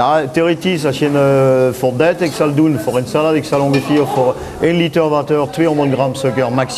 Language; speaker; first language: Dutch; non-native, fluent; French